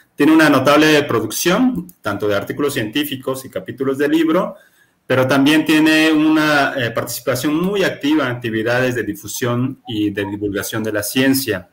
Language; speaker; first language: Spanish; native; Spanish